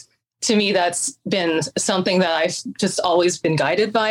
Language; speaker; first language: English; native; English